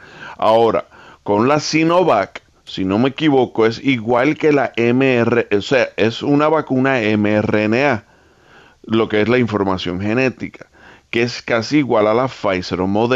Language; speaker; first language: Spanish; early bilingual, heritage; Spanish